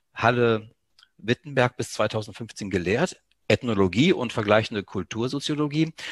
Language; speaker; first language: German; early bilingual, heritage; Greek